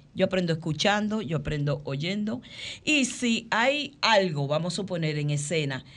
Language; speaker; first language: Spanish; early bilingual, heritage; Spanish